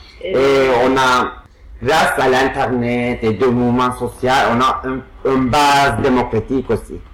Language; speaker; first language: French; non-native, fluent; Turkish